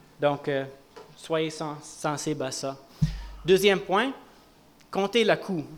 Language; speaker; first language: French; native; French